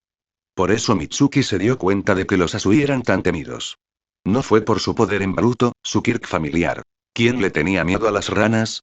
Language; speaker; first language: Spanish; native; Spanish